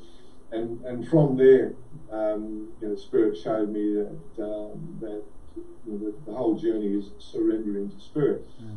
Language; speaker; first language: English; native; English